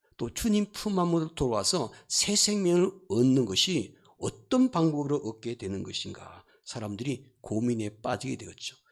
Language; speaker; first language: Korean; native; Korean